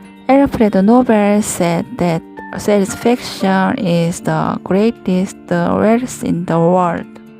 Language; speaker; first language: English; non-native, learner; Korean